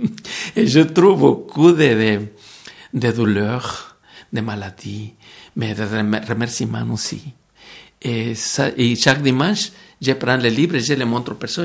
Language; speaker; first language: French; non-native, fluent; Spanish